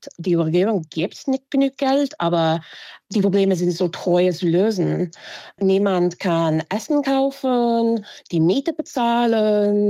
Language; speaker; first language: German; non-native, fluent; English